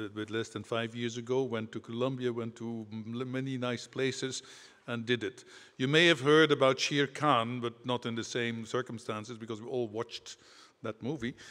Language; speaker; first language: English; non-native, fluent; Dutch